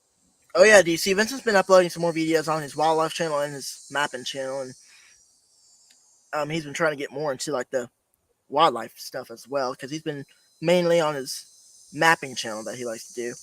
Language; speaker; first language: English; native; English